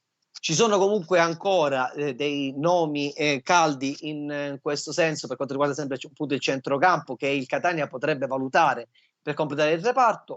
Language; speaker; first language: Italian; native; Italian